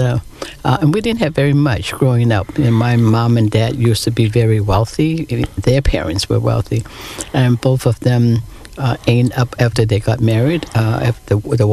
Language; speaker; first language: English; non-native, local second language; Cantonese